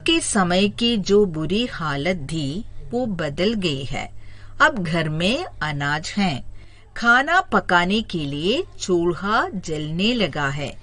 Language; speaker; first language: Hindi; non-native, local second language; Malayalam